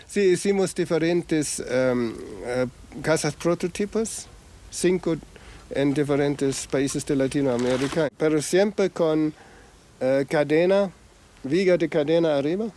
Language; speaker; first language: Spanish; non-native, fluent; German